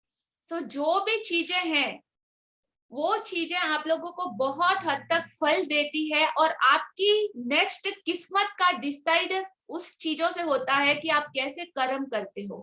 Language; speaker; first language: Hindi; native; Hindi